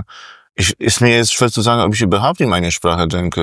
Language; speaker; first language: German; non-native, fluent; Polish